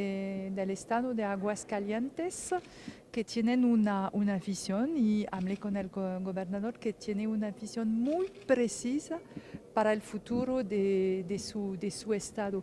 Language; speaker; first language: Spanish; non-native, fluent; French